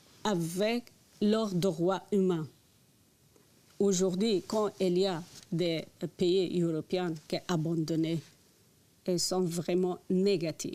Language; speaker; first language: French; non-native, learner; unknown